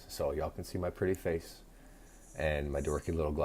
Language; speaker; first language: English; native; English